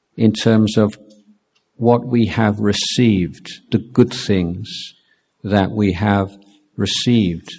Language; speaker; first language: English; native; English